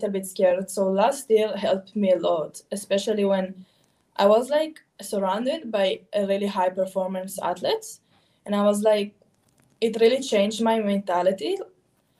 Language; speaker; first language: English; non-native, fluent; Hebrew